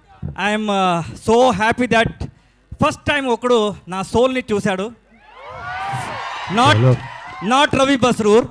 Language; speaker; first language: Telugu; non-native, learner; Kannada